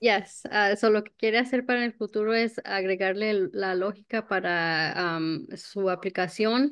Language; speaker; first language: Spanish; early bilingual, heritage; Spanish